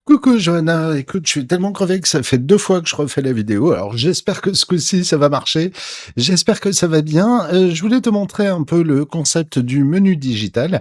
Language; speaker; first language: French; native; French